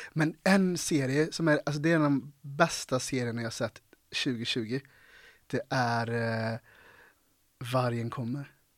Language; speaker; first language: Swedish; native; Swedish